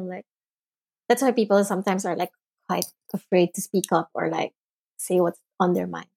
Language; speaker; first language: English; non-native, local second language; Filipino